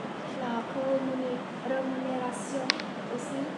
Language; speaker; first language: French; non-native, learner; Khmer